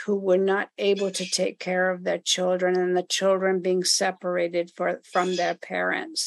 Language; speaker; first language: English; non-native, fluent; Spanish